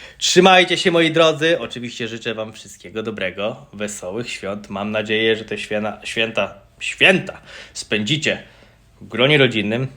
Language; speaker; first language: Polish; native; Polish